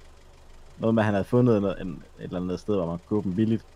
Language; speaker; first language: Danish; native; Danish